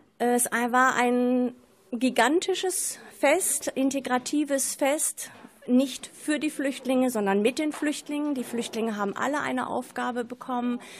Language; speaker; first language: German; native; German